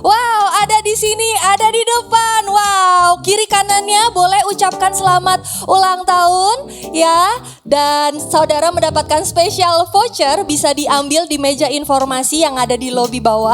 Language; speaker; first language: Indonesian; native; Indonesian